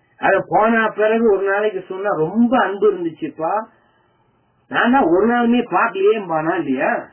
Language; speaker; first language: Tamil; native; Tamil